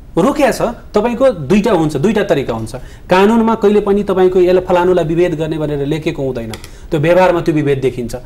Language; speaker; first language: Nepali; non-native, local second language; Maithili